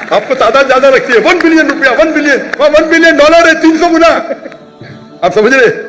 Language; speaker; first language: Urdu; non-native, local second language; Konkani